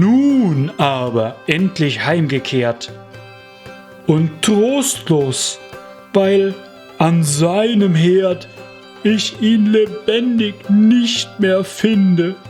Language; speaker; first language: German; native; German